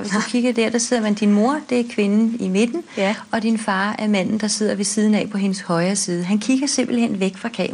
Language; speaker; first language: Danish; native; Danish